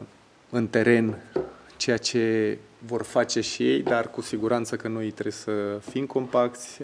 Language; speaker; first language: Romanian; non-native, fluent; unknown